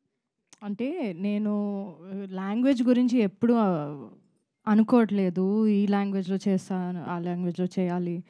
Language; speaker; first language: Telugu; non-native, fluent; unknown